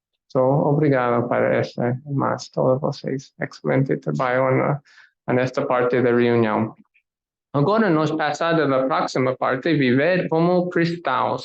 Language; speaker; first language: Portuguese; non-native, learner; English